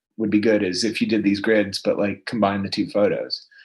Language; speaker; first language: English; native; English